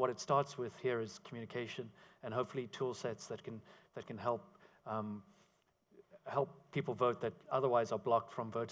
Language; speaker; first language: English; native; English